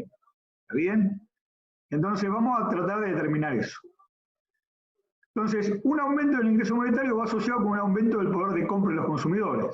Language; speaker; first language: Spanish; native; Spanish